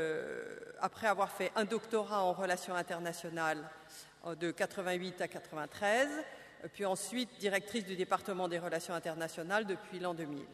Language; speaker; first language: French; native; French